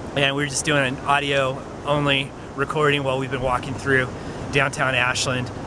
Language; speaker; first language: English; native; English